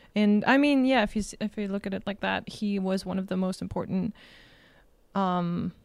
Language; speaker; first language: English; non-native, fluent; German